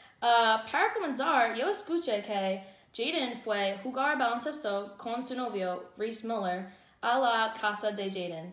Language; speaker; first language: Spanish; non-native, learner; English